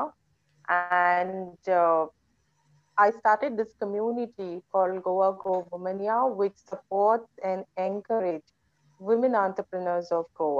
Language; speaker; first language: English; non-native, local second language; Konkani